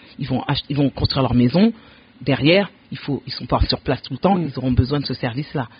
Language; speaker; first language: French; early bilingual, other home language; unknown